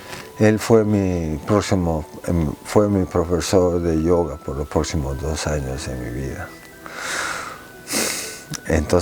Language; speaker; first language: Spanish; early bilingual, heritage; Spanish